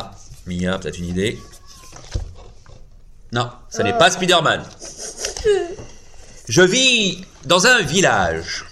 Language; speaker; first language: French; native; French